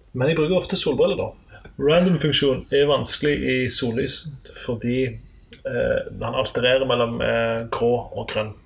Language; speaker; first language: Norwegian; native; Norwegian